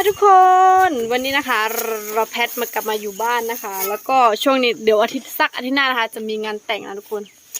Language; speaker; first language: Thai; non-native, local second language; Karen languages